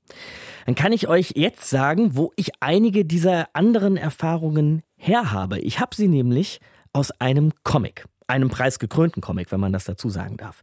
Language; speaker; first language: German; native; German